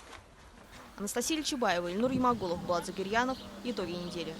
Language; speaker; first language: Russian; native; Russian